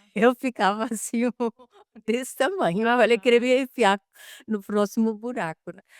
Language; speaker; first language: Portuguese; non-native, fluent; German